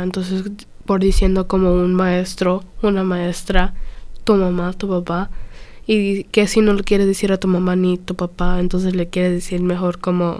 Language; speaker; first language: Spanish; early bilingual, other home language; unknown